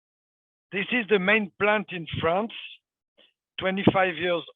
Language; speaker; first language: English; non-native, fluent; French